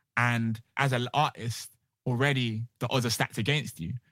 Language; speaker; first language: English; native; English